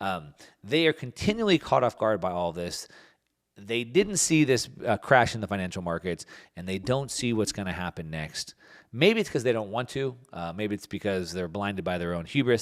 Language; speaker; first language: English; native; English